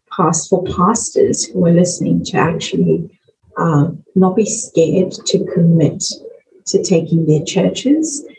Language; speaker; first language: English; native; English